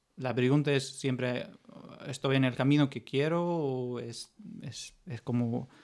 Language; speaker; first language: Spanish; non-native, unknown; German